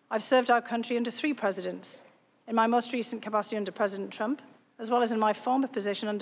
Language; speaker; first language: English; native; English